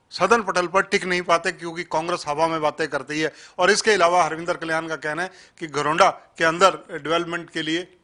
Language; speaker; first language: Hindi; native; Hindi